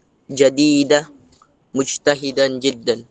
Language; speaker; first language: Arabic; non-native, learner; Filipino